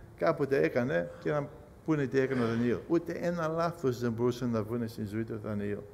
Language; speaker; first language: Greek; early bilingual, heritage; Greek